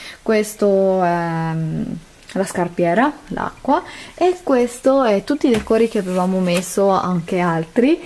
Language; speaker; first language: Italian; non-native, fluent; Spanish